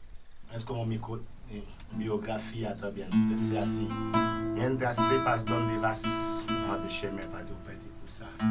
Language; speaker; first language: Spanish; non-native, fluent; Haitian Creole